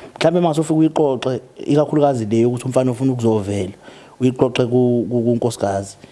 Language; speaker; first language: Zulu; native; Zulu